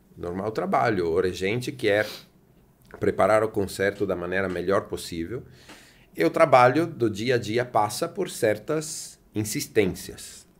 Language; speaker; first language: Portuguese; non-native, fluent; Italian